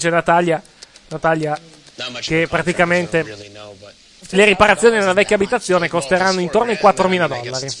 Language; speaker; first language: Italian; native; Italian